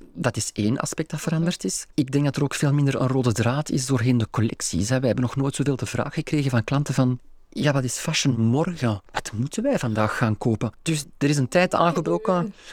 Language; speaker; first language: Dutch; native; Dutch